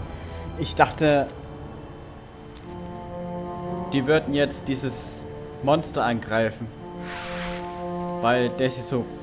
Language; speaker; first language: German; native; German